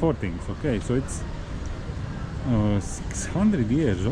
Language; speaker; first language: English; non-native, learner; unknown